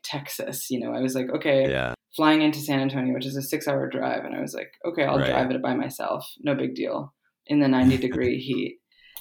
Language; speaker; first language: English; native; English